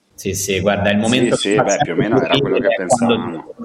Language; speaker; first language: Italian; native; Italian